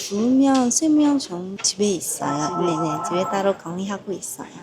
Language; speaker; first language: Korean; non-native, learner; Vietnamese